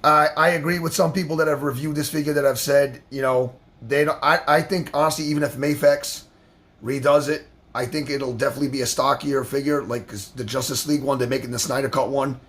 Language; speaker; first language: English; native; English